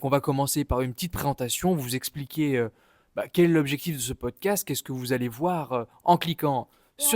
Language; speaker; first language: French; native; French